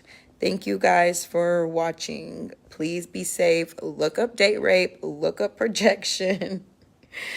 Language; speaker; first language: English; native; English